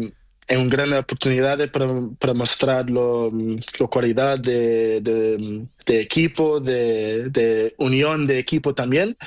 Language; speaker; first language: Spanish; non-native, learner; Portuguese